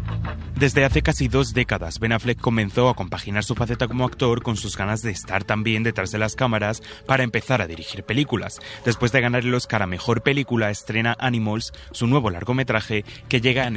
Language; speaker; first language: Spanish; native; Spanish